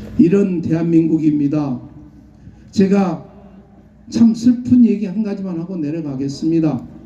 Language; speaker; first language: Korean; native; Korean